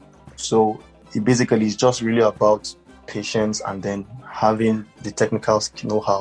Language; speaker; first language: English; non-native, local second language; Hausa